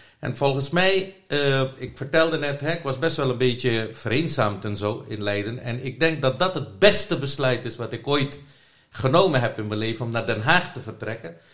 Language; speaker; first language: Dutch; non-native, local second language; Caribbean Hindustani